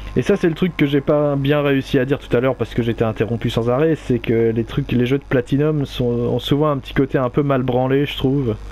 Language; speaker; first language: French; native; French